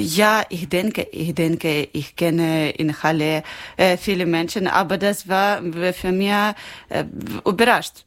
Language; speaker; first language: German; non-native, learner; Ukrainian